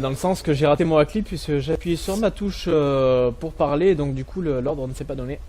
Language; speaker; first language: French; native; French